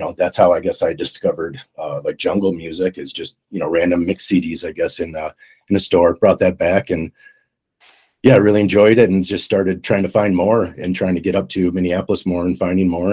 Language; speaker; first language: English; native; English